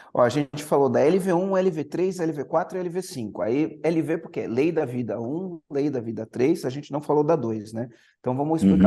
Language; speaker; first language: Portuguese; native; Portuguese